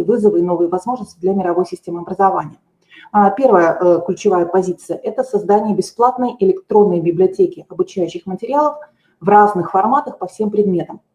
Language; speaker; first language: Russian; native; Russian